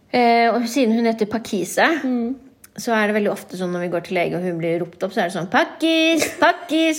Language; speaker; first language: Norwegian; early bilingual, other home language; Turkish